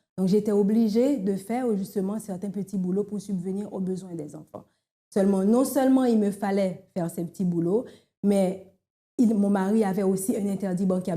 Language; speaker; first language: French; non-native, local second language; Haitian Creole